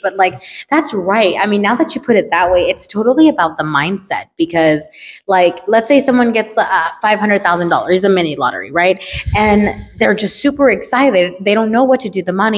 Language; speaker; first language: English; early bilingual, other home language; Spanish